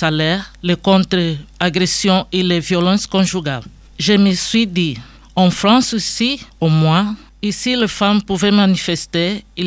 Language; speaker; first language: French; non-native, fluent; Portuguese